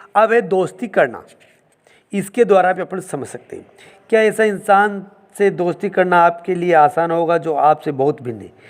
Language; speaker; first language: Hindi; native; Hindi